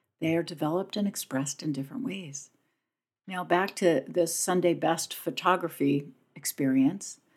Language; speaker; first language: English; native; English